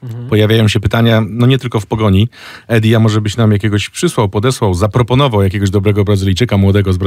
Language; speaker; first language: Polish; native; Polish